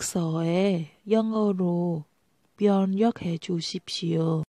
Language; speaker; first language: Korean; non-native, learner; Vietnamese